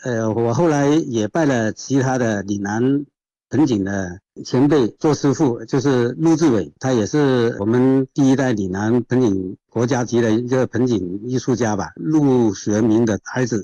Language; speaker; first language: Chinese; non-native, local second language; Cantonese